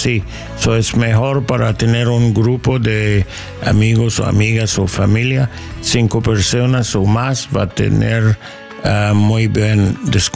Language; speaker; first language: Spanish; non-native, learner; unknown